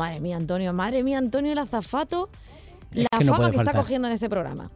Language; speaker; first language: Spanish; native; Spanish